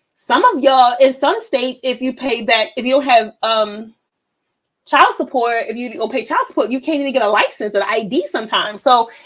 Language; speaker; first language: English; native; English